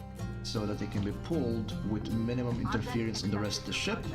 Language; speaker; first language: English; native; English